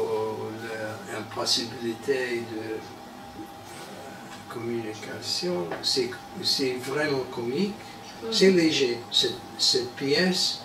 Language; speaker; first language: French; non-native, learner; English